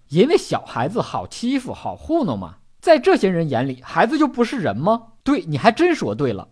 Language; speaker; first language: Chinese; native; Chinese